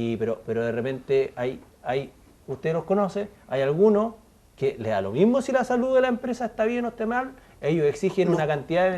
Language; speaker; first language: Spanish; native; Spanish